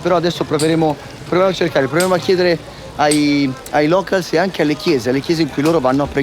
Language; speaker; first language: Italian; native; Italian